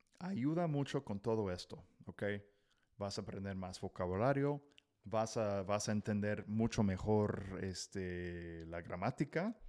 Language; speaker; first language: Spanish; non-native, fluent; English